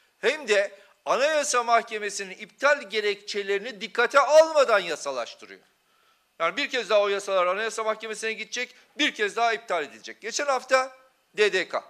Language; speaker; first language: Turkish; non-native, local second language; Kurdish